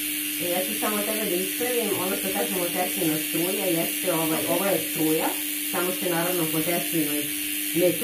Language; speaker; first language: Serbian; native; Serbian